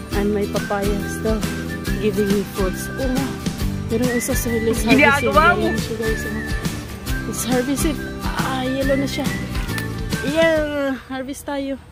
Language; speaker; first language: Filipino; non-native, local second language; Cebuano